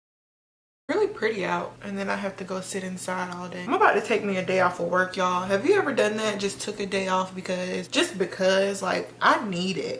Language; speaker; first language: English; native; English